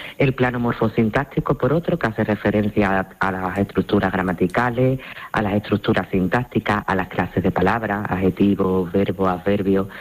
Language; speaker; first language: Spanish; native; Spanish